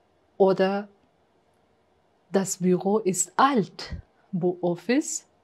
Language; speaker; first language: German; non-native, fluent; Uzbek